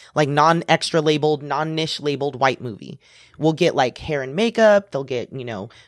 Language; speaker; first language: English; early bilingual, other home language; Spanish